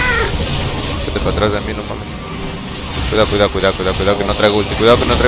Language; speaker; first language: Spanish; native; Spanish